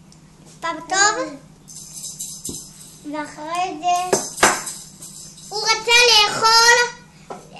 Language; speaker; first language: Hebrew; early bilingual, other home language; Russian